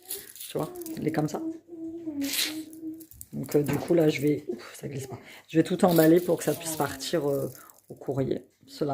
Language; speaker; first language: French; native; French